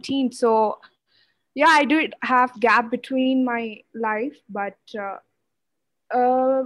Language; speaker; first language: English; non-native, local second language; Odia